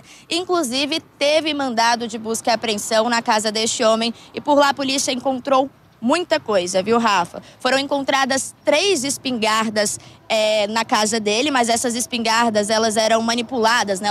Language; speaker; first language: Portuguese; native; Portuguese